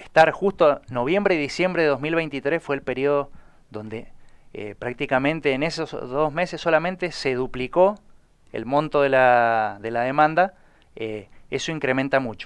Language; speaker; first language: Spanish; native; Spanish